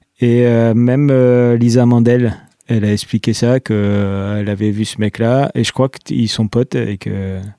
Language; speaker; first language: French; native; French